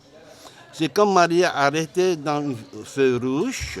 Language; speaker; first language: French; non-native, learner; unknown